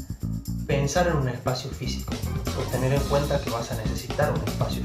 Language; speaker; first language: Spanish; native; Spanish